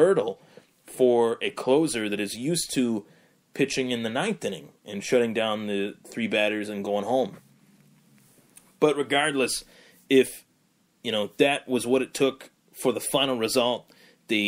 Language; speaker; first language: English; native; English